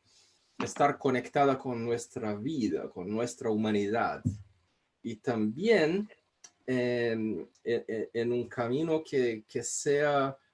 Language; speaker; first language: Spanish; non-native, fluent; Portuguese